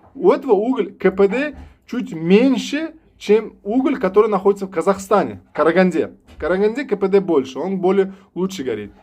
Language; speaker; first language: Russian; non-native, local second language; Uzbek